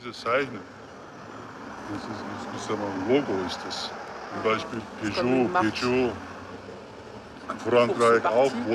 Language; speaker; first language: German; non-native, learner; Turkish